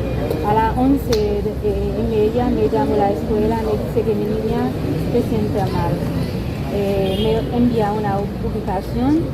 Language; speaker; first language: Spanish; non-native, learner; Haitian Creole